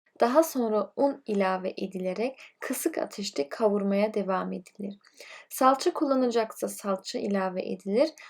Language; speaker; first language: Turkish; early bilingual, heritage; Turkish